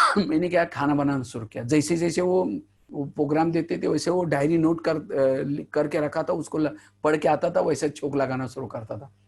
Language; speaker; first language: Hindi; non-native, local second language; Marathi